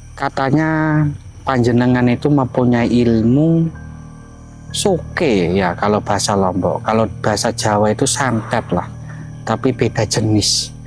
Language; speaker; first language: Indonesian; non-native, local second language; Javanese